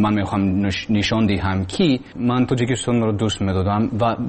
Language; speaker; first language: Persian; non-native, learner; English